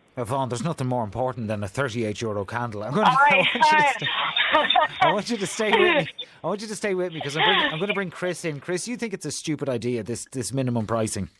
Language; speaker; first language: English; native; English